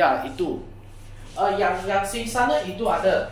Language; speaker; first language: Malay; non-native, local second language; Chinese